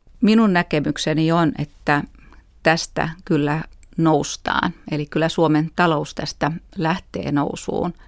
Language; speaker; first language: Finnish; native; Finnish